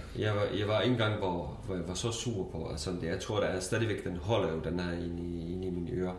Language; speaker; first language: Danish; non-native, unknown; Kurdish